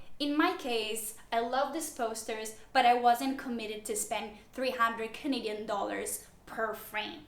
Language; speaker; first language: English; non-native, fluent; Italian